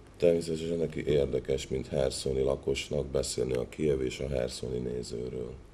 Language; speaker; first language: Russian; non-native, fluent; Hungarian